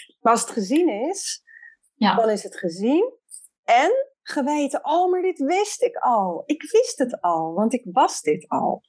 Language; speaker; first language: Dutch; native; Dutch